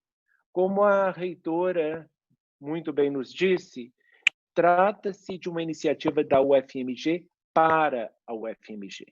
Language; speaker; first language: Portuguese; native; Portuguese